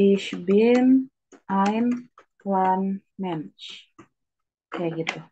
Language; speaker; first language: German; non-native, fluent; Indonesian